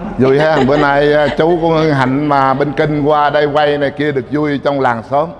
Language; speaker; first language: Vietnamese; non-native, local second language; Eastern Cham